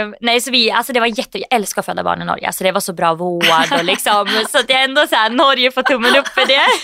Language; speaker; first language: Swedish; native; Swedish